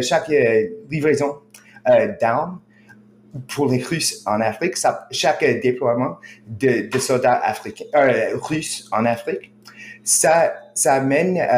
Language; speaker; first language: French; non-native, fluent; English